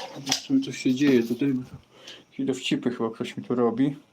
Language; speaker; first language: Polish; native; Polish